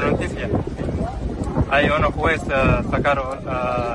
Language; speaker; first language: Spanish; non-native, learner; Arabic